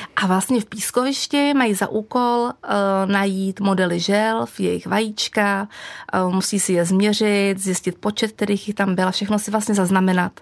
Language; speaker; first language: Czech; native; Czech